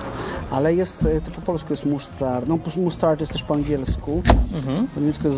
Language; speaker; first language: Polish; native; Polish